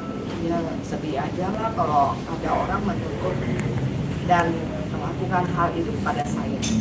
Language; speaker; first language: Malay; non-native, local second language; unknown